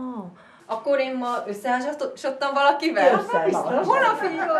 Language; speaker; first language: Hungarian; non-native, fluent; Korean